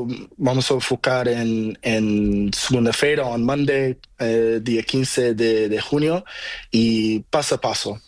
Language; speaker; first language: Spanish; non-native, learner; Portuguese